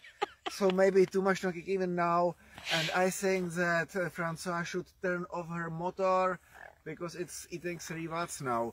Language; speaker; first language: English; non-native, fluent; Czech